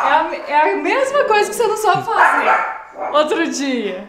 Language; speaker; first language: Portuguese; native; Portuguese